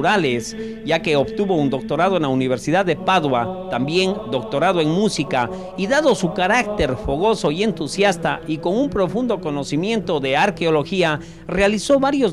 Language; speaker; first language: Spanish; native; Spanish